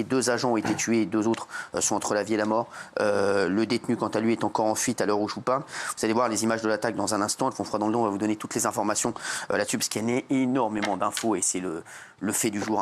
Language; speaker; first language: French; native; French